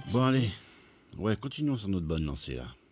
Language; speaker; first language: French; native; French